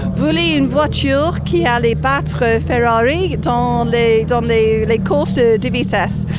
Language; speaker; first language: French; non-native, fluent; English